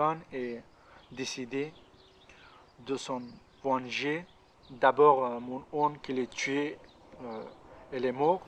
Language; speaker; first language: French; non-native, learner; Pashto